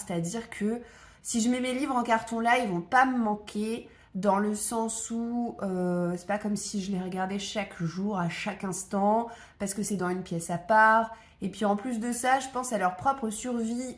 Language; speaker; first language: French; native; French